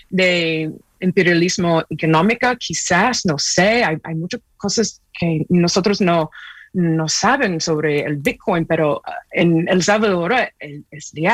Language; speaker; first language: Spanish; non-native, fluent; English